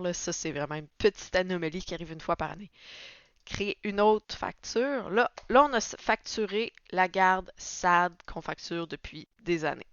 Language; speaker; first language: French; native; French